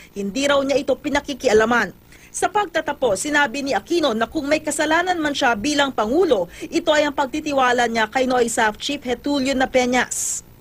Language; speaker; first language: Filipino; native; Filipino